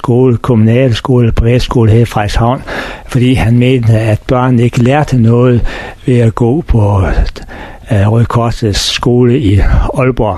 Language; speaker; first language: Danish; native; Danish